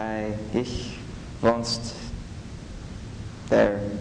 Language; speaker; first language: German; non-native, learner; English